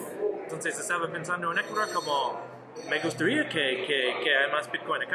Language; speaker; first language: Spanish; non-native, learner; English